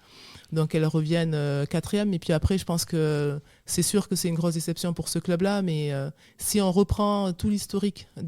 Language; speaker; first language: French; native; French